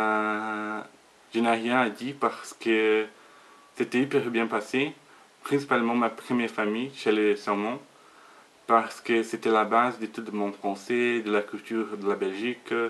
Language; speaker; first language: French; non-native, learner; Portuguese